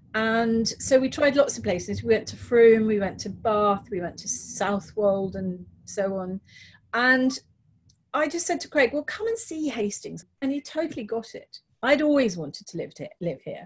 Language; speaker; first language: English; native; English